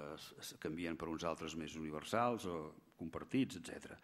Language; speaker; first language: Catalan; native; Catalan